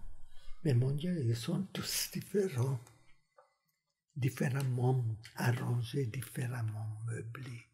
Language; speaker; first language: French; non-native, fluent; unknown